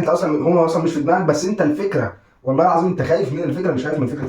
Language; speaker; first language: Arabic; native; Arabic